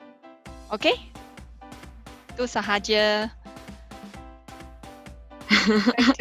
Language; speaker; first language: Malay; non-native, local second language; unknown